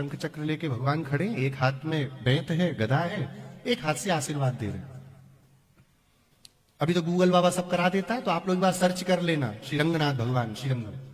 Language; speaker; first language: Hindi; native; Hindi